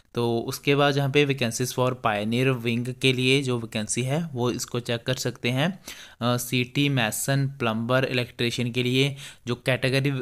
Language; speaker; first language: Hindi; native; Hindi